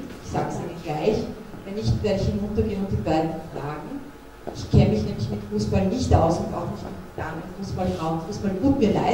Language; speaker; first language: German; native; German